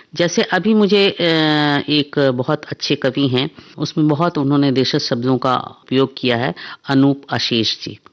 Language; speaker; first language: Hindi; non-native, local second language; Bangla